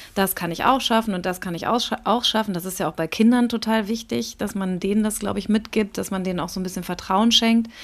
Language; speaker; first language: German; native; German